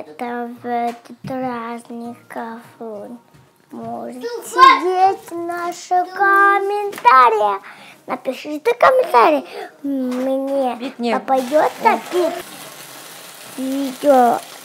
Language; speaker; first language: Russian; non-native, local second language; Kazakh